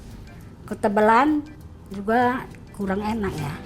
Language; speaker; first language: Indonesian; native; Indonesian